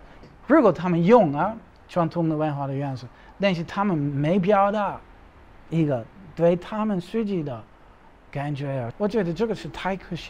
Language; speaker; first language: Chinese; non-native, learner; Dutch